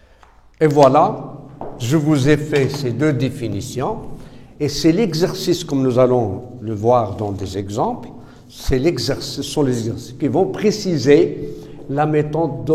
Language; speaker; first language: French; non-native, local second language; Arabic